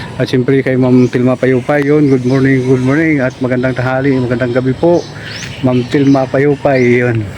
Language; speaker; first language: Filipino; native; Filipino